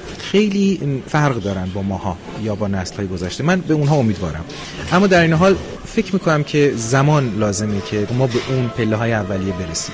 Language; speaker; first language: Persian; native; Persian